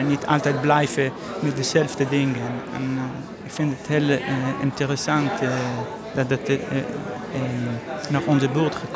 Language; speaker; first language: Dutch; non-native, learner; Hebrew